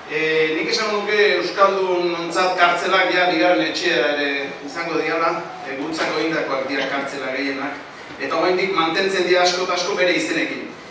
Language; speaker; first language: Basque; native; Basque